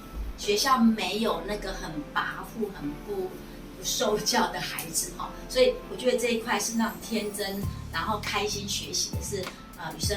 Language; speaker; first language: Chinese; non-native, local second language; Min Nan Chinese